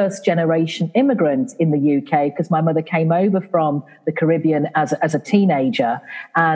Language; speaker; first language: English; native; English